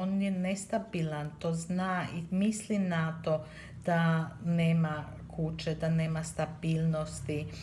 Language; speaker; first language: Serbian; early bilingual, heritage; Serbian